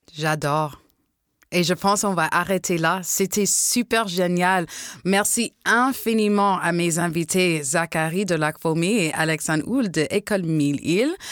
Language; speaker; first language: French; non-native, local second language; English